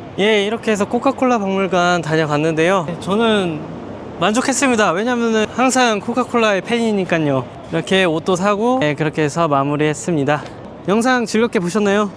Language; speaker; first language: Korean; native; Korean